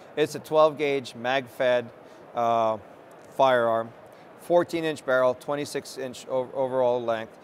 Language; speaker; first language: English; non-native, local second language; Filipino